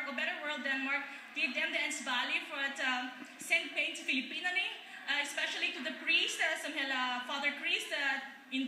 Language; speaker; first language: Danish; non-native, fluent; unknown